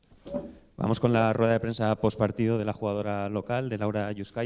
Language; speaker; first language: Spanish; native; Spanish